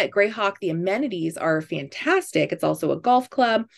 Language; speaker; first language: English; native; English